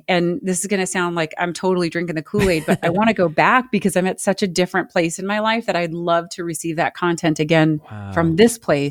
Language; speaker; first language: English; native; English